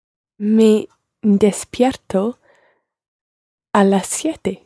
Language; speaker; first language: Spanish; non-native, learner; English